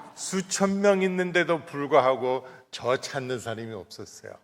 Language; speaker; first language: Korean; non-native, fluent; English